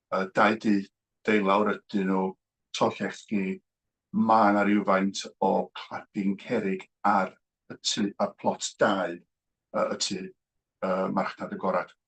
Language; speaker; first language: Welsh; native; Welsh